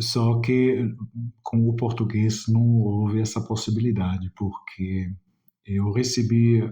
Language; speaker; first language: Portuguese; non-native, fluent; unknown